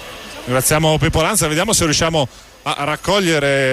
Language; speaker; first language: Italian; native; Italian